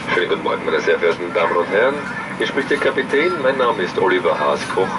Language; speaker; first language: German; native; German